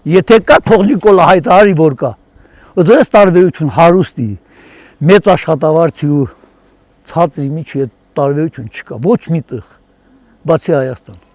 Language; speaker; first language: Armenian; native; Armenian